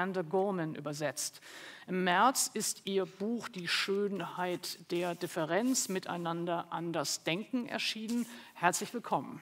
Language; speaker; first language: German; native; German